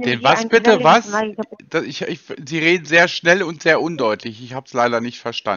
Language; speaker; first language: German; native; German